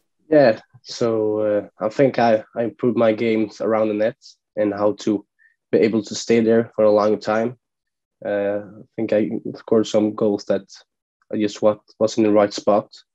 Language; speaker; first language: English; non-native, fluent; Swedish